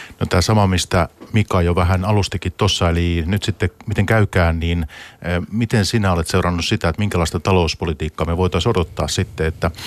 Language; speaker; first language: Finnish; native; Finnish